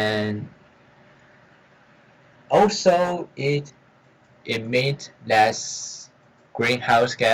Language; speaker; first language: English; non-native, learner; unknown